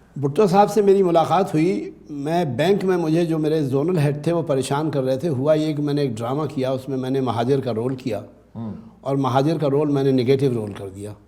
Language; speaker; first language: Urdu; native; Urdu